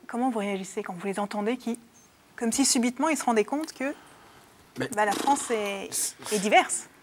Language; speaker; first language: French; native; French